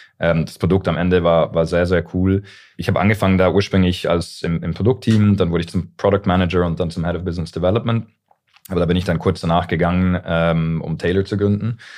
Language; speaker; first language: German; early bilingual, heritage; English